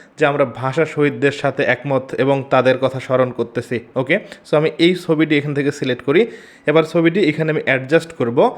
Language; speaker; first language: Bangla; native; Bangla